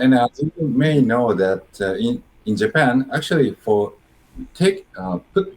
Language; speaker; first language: English; non-native, learner; Japanese